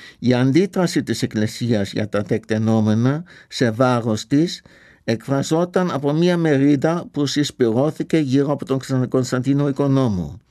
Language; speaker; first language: Greek; non-native, fluent; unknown